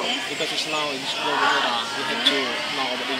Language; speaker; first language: English; non-native, learner; Indonesian